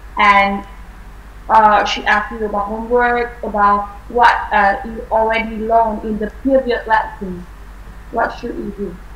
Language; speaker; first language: English; non-native, fluent; Vietnamese